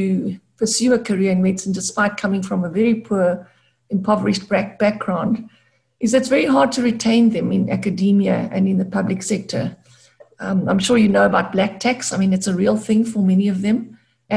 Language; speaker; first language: English; native; English